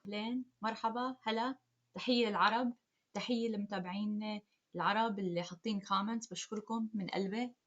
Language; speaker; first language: Arabic; early bilingual, heritage; Arabic